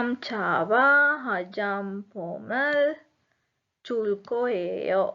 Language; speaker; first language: Korean; non-native, fluent; Sinhala